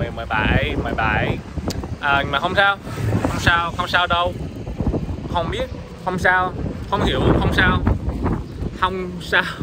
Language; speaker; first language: Vietnamese; non-native, learner; English